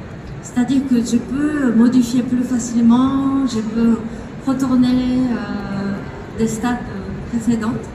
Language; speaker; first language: French; non-native, fluent; Japanese